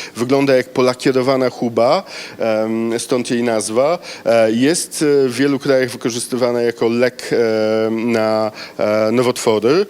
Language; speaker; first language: Polish; native; Polish